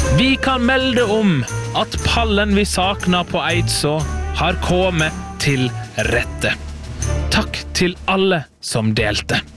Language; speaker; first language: Norwegian; native; Norwegian